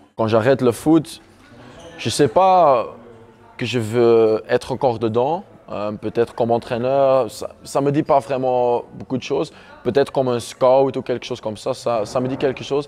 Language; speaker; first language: French; non-native, local second language; Dutch